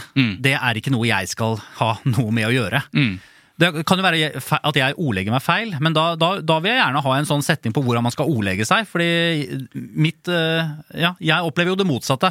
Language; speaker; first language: Norwegian; native; Norwegian